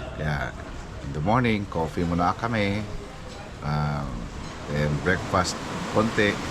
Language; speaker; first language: Filipino; non-native, local second language; Cebuano